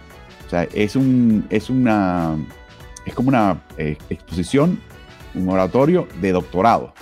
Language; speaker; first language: Spanish; native; Spanish